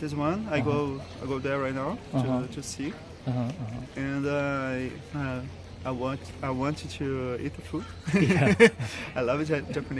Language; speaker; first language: English; non-native, learner; Portuguese